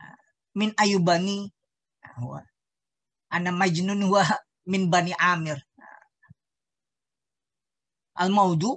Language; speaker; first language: Arabic; non-native, learner; Indonesian